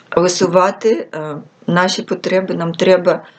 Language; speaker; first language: Ukrainian; non-native, local second language; Russian